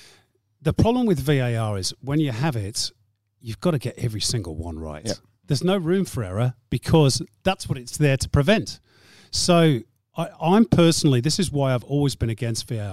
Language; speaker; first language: English; native; English